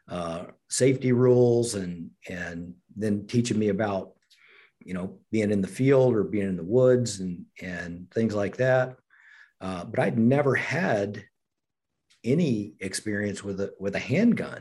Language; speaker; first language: English; native; English